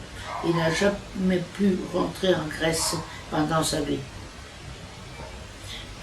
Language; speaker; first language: French; non-native, fluent; Italian